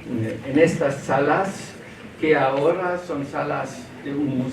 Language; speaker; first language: Spanish; non-native, learner; German